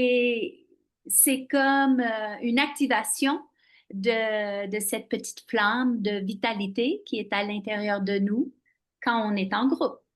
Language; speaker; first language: French; non-native, local second language; English